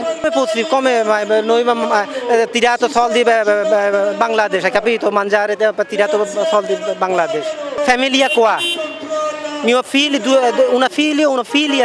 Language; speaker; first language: Italian; non-native, learner; Bangla